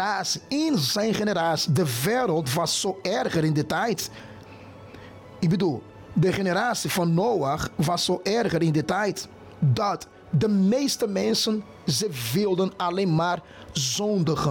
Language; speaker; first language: Dutch; non-native, fluent; Portuguese